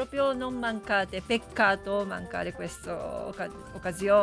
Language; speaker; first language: Italian; non-native, learner; Japanese